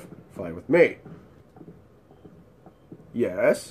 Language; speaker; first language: English; native; English